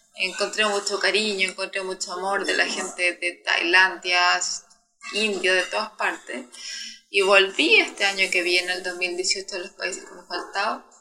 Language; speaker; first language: Spanish; native; Spanish